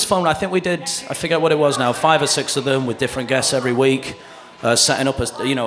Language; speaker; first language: English; native; English